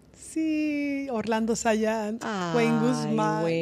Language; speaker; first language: Spanish; native; Spanish